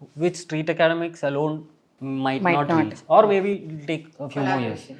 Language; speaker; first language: English; non-native, local second language; Malayalam